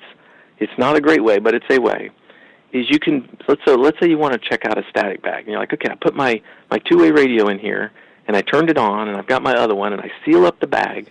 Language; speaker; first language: English; native; English